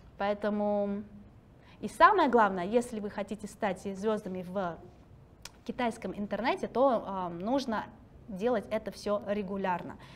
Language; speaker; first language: Russian; early bilingual, other home language; Chinese